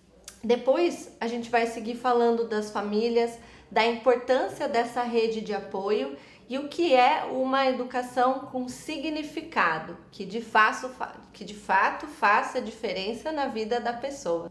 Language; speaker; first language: Portuguese; native; Portuguese